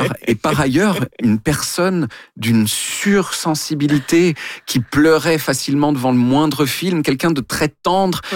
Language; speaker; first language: French; native; French